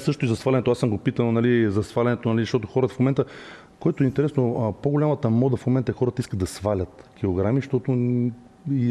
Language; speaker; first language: Bulgarian; native; Bulgarian